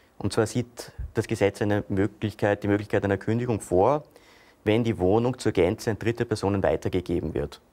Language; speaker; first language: German; native; German